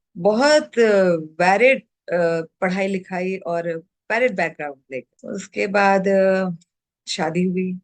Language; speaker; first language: Hindi; native; Hindi